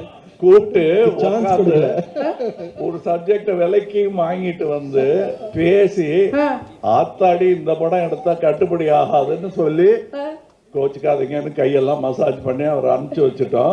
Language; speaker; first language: Tamil; native; Tamil